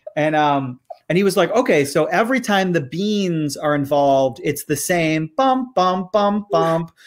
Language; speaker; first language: English; native; English